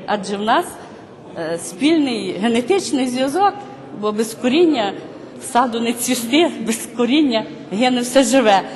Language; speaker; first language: Ukrainian; native; Ukrainian